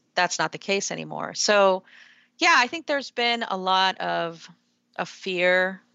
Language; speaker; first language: English; early bilingual, other home language; Spanish